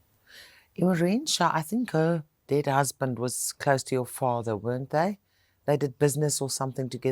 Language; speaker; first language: English; non-native, local second language; Afrikaans